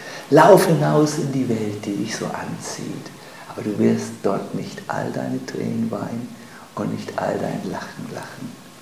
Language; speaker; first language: German; native; German